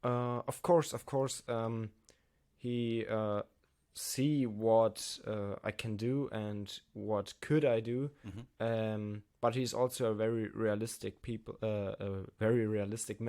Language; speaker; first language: English; non-native, learner; German